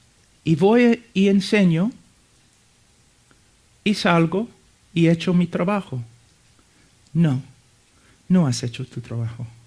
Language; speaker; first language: Spanish; non-native, fluent; English